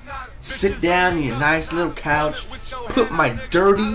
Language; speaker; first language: English; native; English